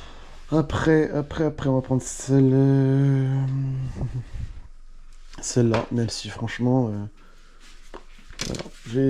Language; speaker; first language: French; native; French